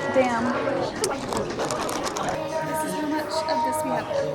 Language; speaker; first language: English; native; English